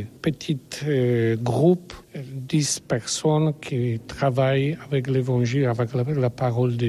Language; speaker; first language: French; non-native, learner; Polish